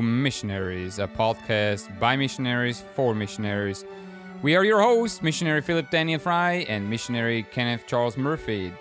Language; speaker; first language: English; non-native, fluent; German